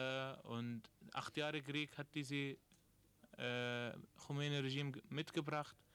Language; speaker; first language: German; non-native, learner; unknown